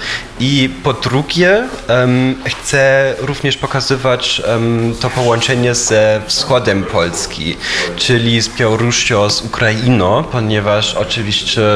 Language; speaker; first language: Polish; non-native, fluent; German